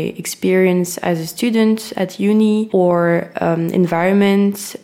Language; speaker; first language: English; non-native, fluent; French